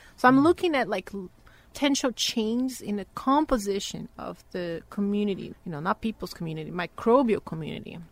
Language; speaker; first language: English; non-native, fluent; Portuguese